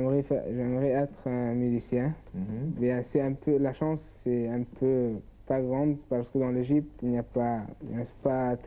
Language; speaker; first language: French; non-native, learner; Arabic